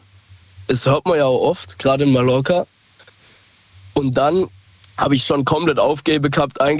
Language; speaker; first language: German; native; German